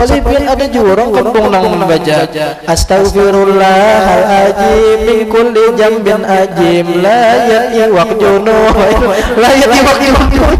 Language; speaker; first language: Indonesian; non-native, local second language; Banjar